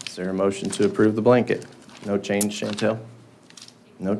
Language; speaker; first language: English; native; English